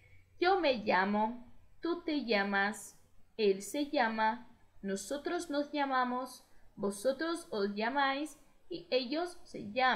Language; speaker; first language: Spanish; non-native, fluent; Portuguese